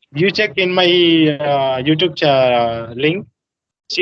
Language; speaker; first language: English; non-native, learner; Telugu